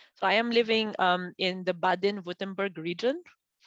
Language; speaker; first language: English; non-native, local second language; Filipino